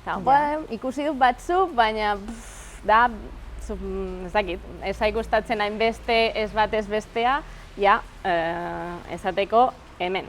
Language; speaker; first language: Basque; non-native, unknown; Catalan